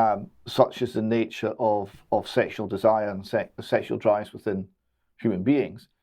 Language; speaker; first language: English; native; English